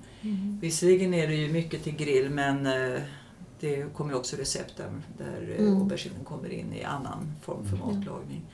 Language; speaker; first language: Swedish; native; Swedish